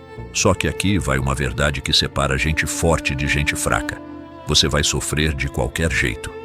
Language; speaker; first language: Portuguese; native; Portuguese